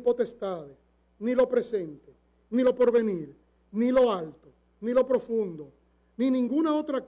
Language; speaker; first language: Spanish; native; Spanish